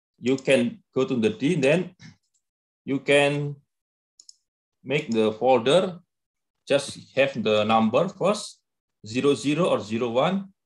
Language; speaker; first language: English; non-native, learner; Indonesian